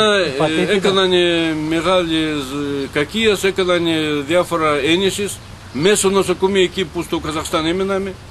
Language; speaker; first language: Greek; non-native, learner; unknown